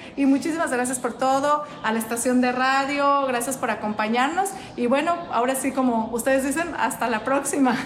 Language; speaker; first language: Spanish; native; Spanish